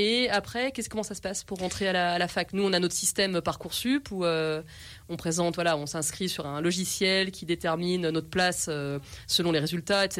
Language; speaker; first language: French; native; French